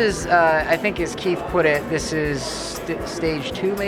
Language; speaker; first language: English; native; English